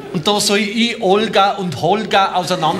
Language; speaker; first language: German; native; German